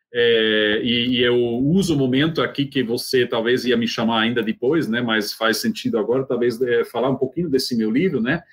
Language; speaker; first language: Portuguese; non-native, fluent; Swiss German